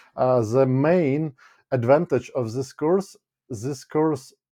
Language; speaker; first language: English; non-native, fluent; Ukrainian